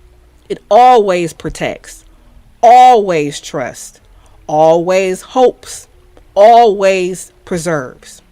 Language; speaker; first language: English; native; English